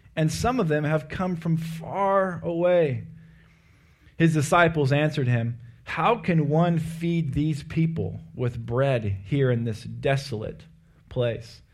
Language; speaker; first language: English; native; English